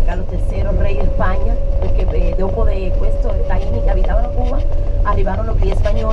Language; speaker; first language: Italian; non-native, fluent; Spanish